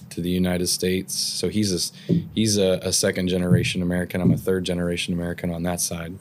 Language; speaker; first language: English; native; English